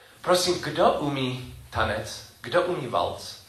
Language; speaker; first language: Czech; non-native, learner; English